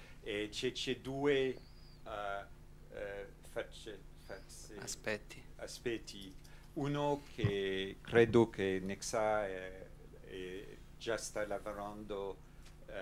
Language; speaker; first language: Italian; non-native, learner; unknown